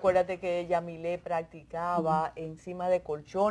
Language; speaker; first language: Spanish; native; Spanish